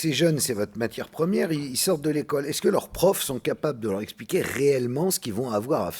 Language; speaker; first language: French; native; French